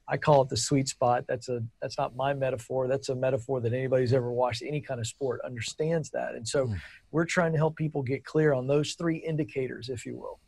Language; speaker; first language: English; native; English